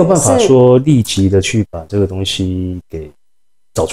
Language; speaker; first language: Chinese; native; Chinese